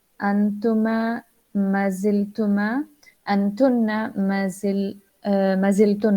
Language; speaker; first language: Arabic; non-native, learner; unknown